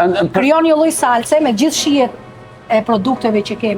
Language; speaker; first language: Albanian; native; Albanian